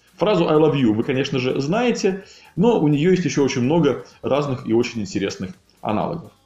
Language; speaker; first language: Russian; native; Russian